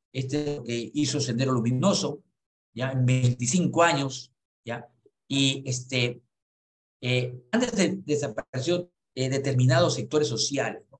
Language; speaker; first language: Spanish; native; Spanish